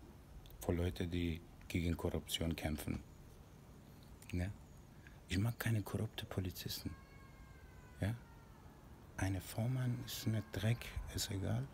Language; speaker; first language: German; non-native, fluent; Persian